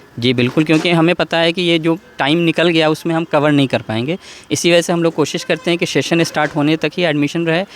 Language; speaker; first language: Hindi; native; Hindi